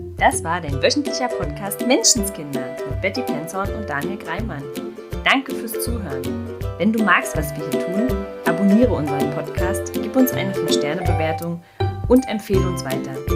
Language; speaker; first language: German; native; German